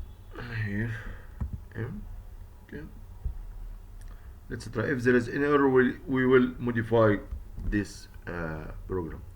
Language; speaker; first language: English; non-native, fluent; Arabic